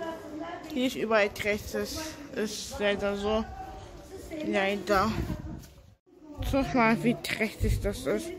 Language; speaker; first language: German; early bilingual, other home language; Turkish